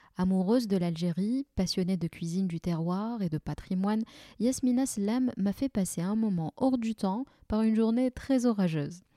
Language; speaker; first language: French; non-native, local second language; Arabic